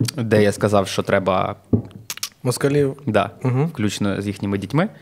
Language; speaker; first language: Ukrainian; native; Ukrainian